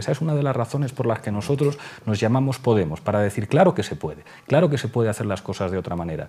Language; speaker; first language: Spanish; native; Spanish